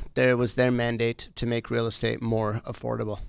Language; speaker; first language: English; native; English